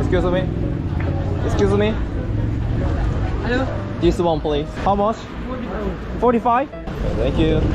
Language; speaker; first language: English; non-native, learner; Korean